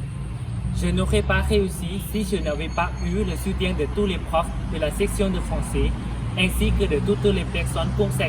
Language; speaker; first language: French; non-native, fluent; Thai